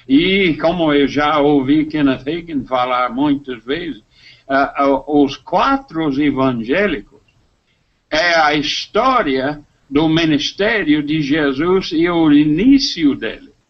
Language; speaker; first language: Portuguese; non-native, fluent; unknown